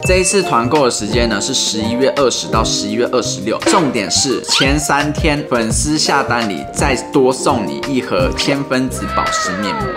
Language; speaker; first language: Chinese; native; Chinese